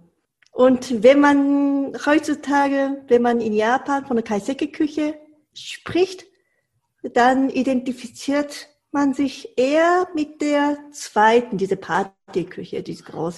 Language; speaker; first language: German; non-native, fluent; Japanese